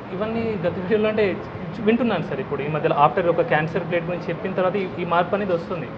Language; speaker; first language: Telugu; non-native, local second language; Hindi